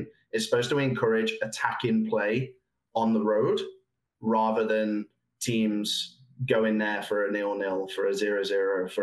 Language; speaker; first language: English; native; English